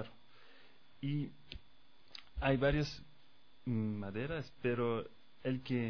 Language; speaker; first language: Spanish; non-native, fluent; French